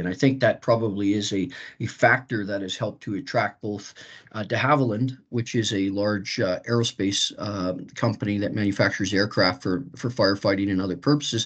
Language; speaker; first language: English; native; English